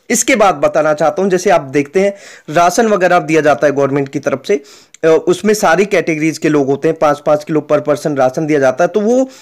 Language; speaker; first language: Hindi; native; Hindi